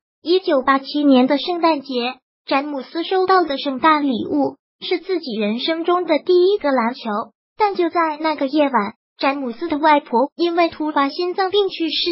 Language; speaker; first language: Chinese; native; Chinese